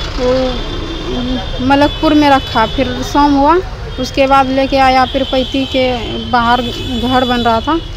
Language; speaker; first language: Hindi; native; Hindi